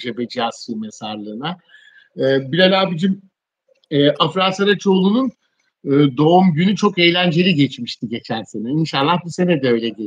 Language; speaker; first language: Turkish; native; Turkish